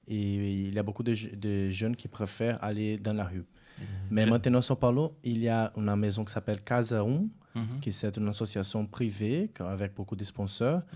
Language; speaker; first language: French; non-native, fluent; Portuguese